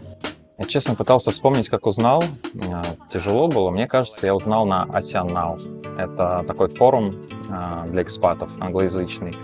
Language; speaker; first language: Russian; native; Russian